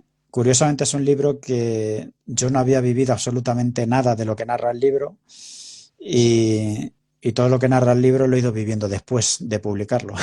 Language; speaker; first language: Spanish; native; Spanish